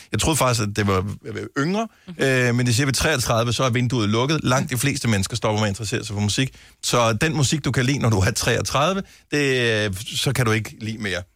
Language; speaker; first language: Danish; native; Danish